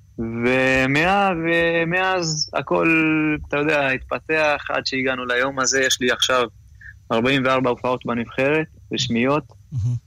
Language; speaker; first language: Hebrew; non-native, local second language; Arabic